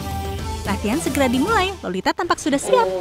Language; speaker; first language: Indonesian; native; Indonesian